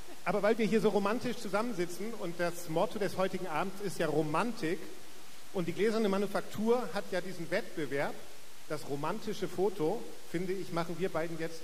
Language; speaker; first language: German; native; German